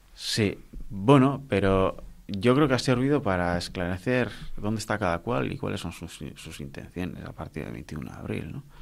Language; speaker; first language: Spanish; non-native, local second language; Basque